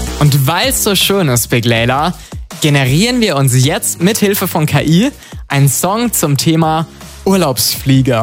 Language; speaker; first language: German; native; German